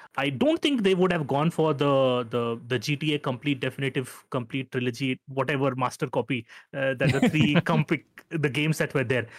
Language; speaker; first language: English; non-native, local second language; Hindi